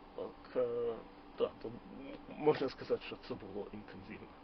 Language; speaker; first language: Ukrainian; non-native, learner; Slovak